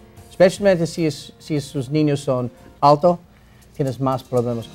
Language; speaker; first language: Spanish; non-native, learner; English